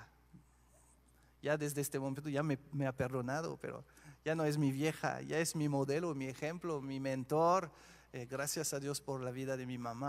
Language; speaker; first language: Spanish; non-native, fluent; French